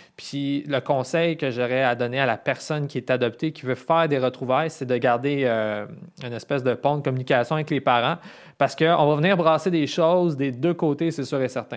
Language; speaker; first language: French; native; French